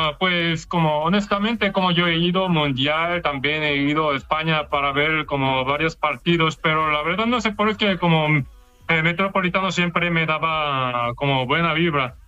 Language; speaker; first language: Spanish; non-native, learner; Korean